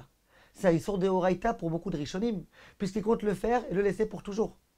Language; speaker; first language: French; native; French